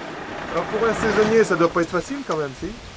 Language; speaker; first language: French; native; French